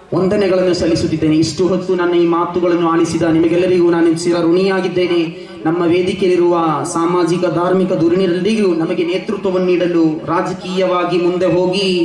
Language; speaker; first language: Kannada; non-native, local second language; Malayalam